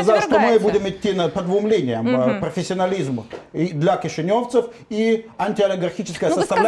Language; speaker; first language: Russian; native; Russian